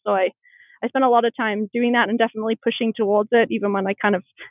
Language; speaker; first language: English; native; English